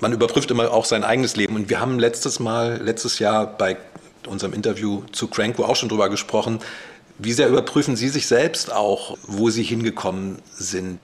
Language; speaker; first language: German; native; German